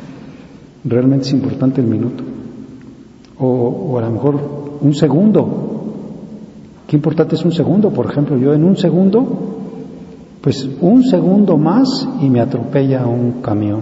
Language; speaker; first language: Spanish; native; Spanish